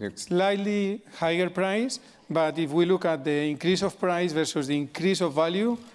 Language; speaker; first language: English; non-native, fluent; Spanish